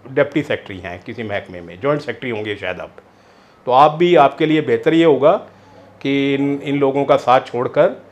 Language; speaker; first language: Hindi; non-native, local second language; Punjabi